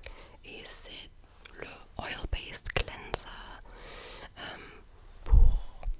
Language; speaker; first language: French; non-native, learner; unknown